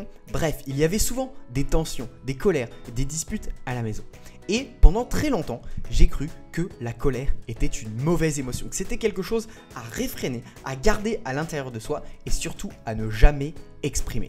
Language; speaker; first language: French; native; French